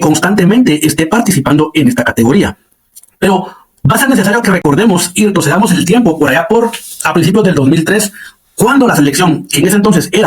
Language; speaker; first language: Spanish; native; Spanish